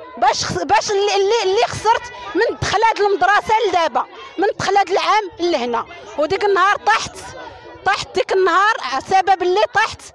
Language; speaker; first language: Arabic; native; Arabic